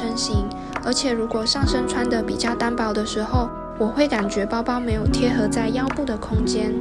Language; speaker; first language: Chinese; native; Chinese